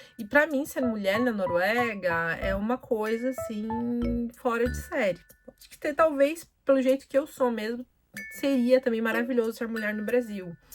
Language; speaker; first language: Portuguese; native; Portuguese